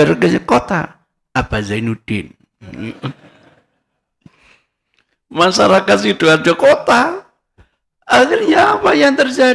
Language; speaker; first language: Indonesian; non-native, local second language; Javanese